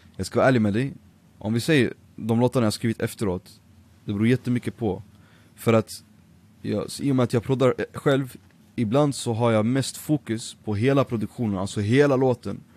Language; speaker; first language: Swedish; early bilingual, other home language; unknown